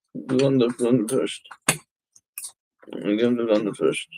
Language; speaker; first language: Swedish; early bilingual, other home language; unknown